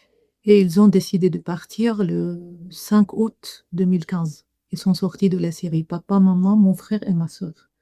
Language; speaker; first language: French; non-native, learner; Arabic